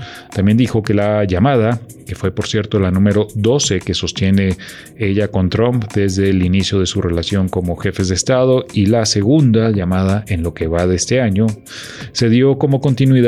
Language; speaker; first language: Spanish; native; Spanish